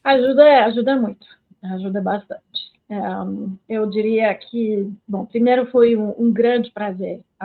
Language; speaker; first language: Portuguese; non-native, fluent; French